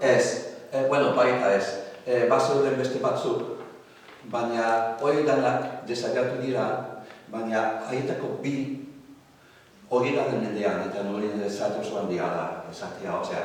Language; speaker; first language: Basque; non-native, fluent; English